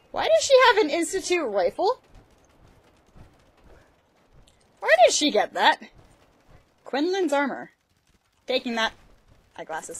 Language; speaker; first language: English; native; English